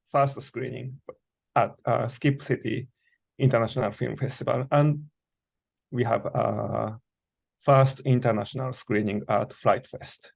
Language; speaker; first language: English; non-native, learner; Japanese